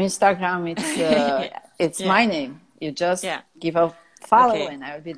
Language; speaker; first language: English; non-native, fluent; Romanian